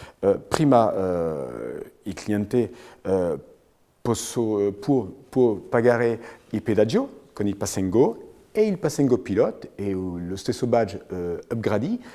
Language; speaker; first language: Italian; non-native, fluent; French